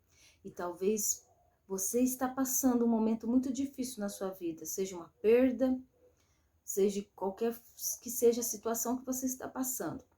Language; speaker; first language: Portuguese; native; Portuguese